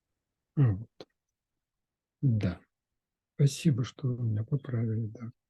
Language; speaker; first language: Russian; native; Russian